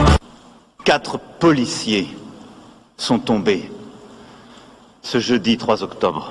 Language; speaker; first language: French; native; French